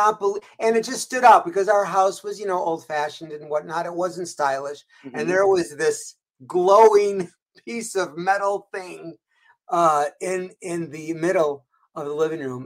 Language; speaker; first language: English; native; English